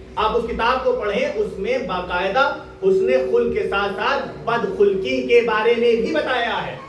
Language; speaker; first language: Urdu; native; Urdu